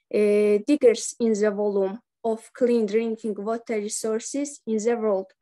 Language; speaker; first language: English; non-native, fluent; Georgian